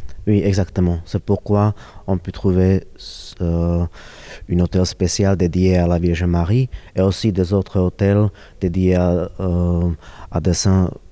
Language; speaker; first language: French; non-native, fluent; Slovak